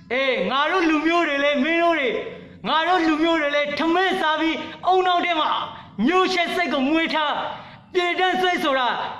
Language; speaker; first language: Burmese; non-native, local second language; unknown